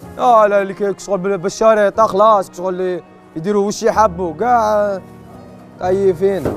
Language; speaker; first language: Arabic; native; Arabic